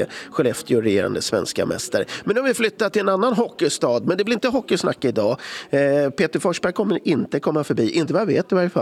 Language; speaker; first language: Swedish; native; Swedish